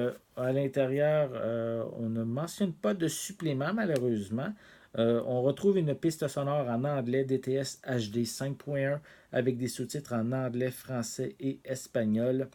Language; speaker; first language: French; native; French